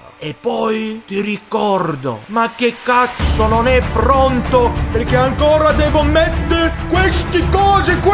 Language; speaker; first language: Italian; non-native, learner; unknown